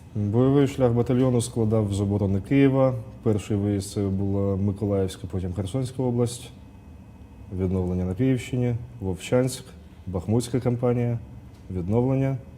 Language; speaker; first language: Ukrainian; non-native, local second language; Russian